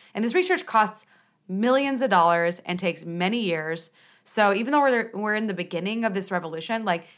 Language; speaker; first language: English; native; English